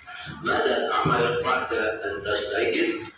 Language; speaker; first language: Arabic; non-native, learner; Indonesian